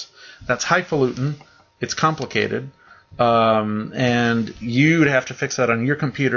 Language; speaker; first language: English; native; English